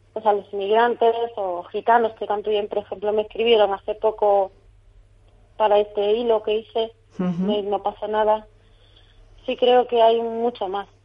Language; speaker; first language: Spanish; native; Spanish